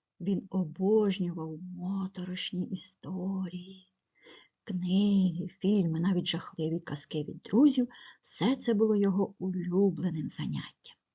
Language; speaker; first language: Ukrainian; native; Ukrainian